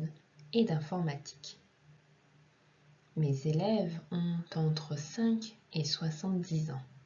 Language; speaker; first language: French; non-native, fluent; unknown